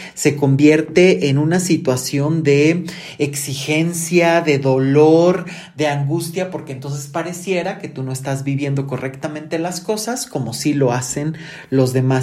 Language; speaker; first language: Spanish; native; Spanish